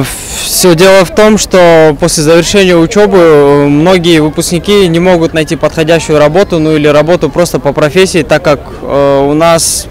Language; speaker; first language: Russian; non-native, local second language; Kyrgyz